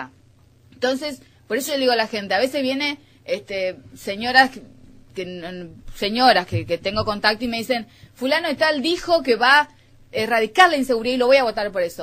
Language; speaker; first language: Spanish; native; Spanish